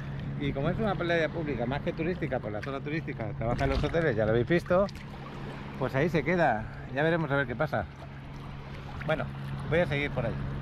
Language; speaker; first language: Spanish; native; Spanish